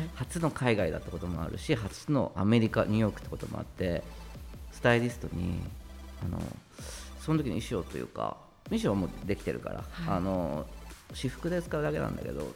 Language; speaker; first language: Japanese; native; Japanese